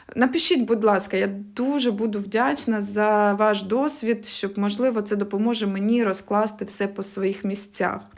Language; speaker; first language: Ukrainian; native; Ukrainian